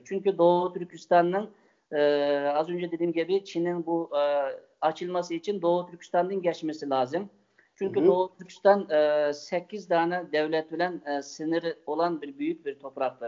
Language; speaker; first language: Turkish; non-native, fluent; Uyghur